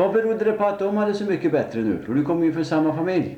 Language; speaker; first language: Swedish; native; Swedish